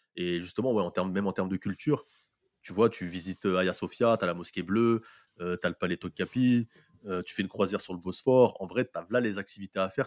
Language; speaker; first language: French; native; French